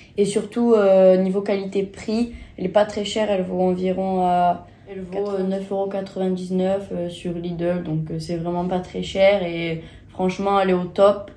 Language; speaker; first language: French; native; French